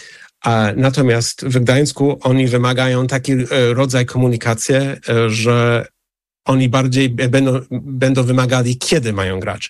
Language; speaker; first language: Polish; non-native, fluent; English